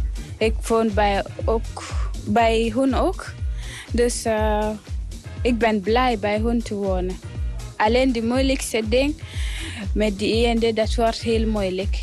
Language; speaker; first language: Dutch; non-native, learner; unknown